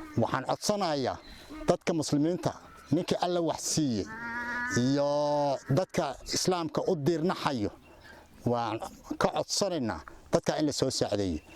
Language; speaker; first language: Somali; native; Somali